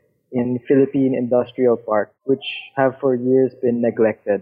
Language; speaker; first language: English; non-native, local second language; Filipino